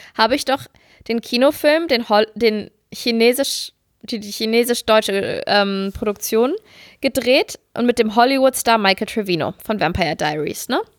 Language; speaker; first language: German; native; German